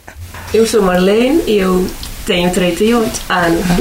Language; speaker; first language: Portuguese; non-native, fluent; Dutch